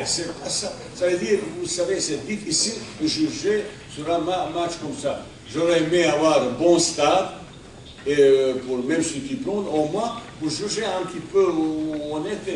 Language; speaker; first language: French; non-native, fluent; Bosnian